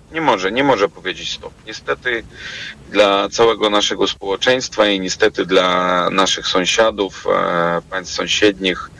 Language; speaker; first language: Polish; non-native, fluent; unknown